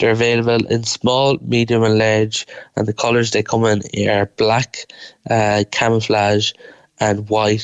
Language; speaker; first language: English; native; English